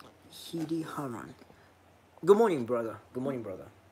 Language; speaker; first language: English; non-native, fluent; Japanese